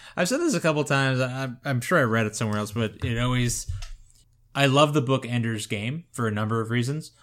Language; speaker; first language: English; native; English